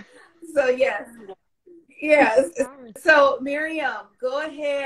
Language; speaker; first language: English; native; English